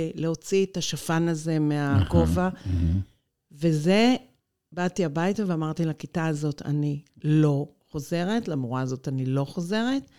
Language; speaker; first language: Hebrew; native; Hebrew